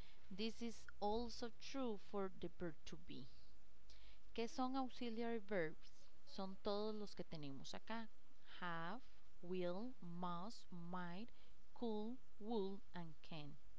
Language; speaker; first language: English; non-native, fluent; Spanish